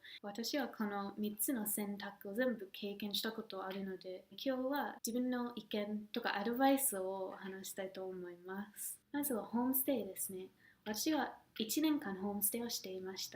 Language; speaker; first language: Japanese; non-native, fluent; English